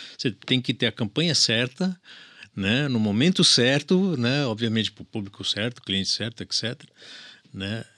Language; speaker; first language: Portuguese; early bilingual, other home language; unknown